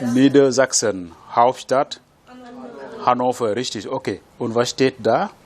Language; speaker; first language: German; non-native, fluent; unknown